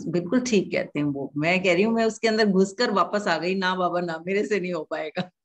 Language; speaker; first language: Hindi; native; Hindi